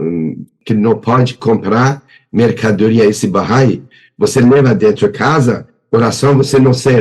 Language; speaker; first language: Portuguese; non-native, learner; Persian